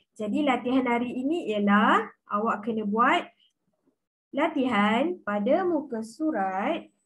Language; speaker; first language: Malay; non-native, local second language; Chinese